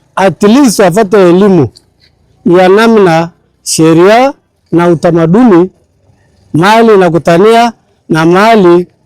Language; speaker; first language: Swahili; non-native, local second language; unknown